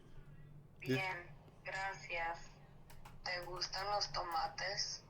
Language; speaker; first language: Spanish; non-native, learner; English